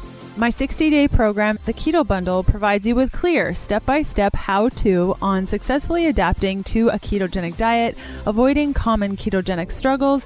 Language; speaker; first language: English; native; English